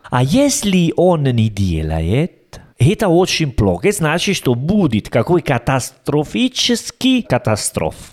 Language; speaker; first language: Russian; non-native, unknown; Italian